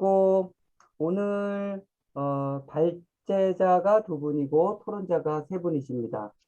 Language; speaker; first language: Korean; native; Korean